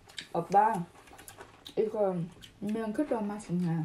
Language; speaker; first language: Korean; non-native, learner; Vietnamese